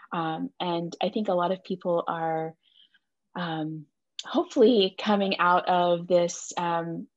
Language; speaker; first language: English; native; English